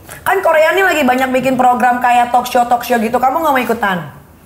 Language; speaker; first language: Indonesian; native; Indonesian